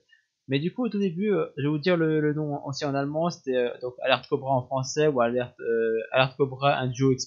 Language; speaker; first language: French; native; French